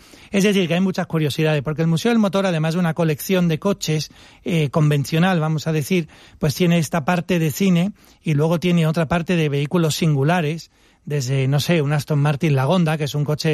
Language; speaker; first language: Spanish; native; Spanish